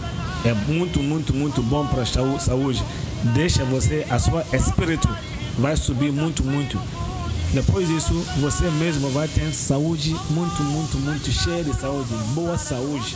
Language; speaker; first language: Portuguese; non-native, learner; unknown